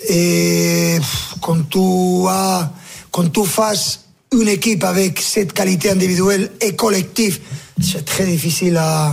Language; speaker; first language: French; non-native, fluent; Spanish